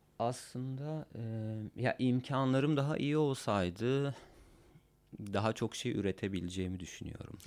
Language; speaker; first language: Turkish; non-native, local second language; Kurdish